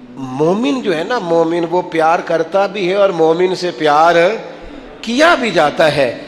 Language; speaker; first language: Urdu; non-native, local second language; Punjabi